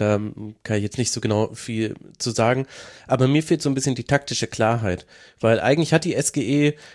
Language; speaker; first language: German; native; German